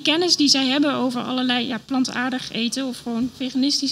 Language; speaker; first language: Dutch; native; Dutch